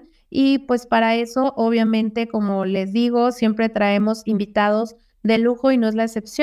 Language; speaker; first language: Spanish; native; Spanish